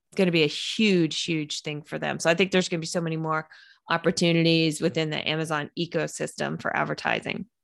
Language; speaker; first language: English; native; English